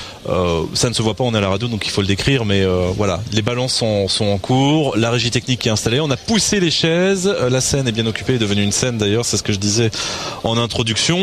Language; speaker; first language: French; native; French